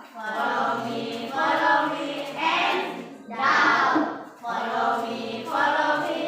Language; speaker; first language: English; non-native, learner; Indonesian